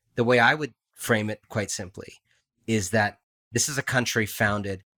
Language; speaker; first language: English; native; English